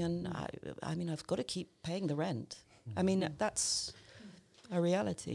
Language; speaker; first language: English; native; English